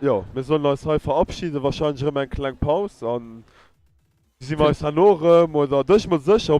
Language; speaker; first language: German; non-native, local second language; Luxembourgish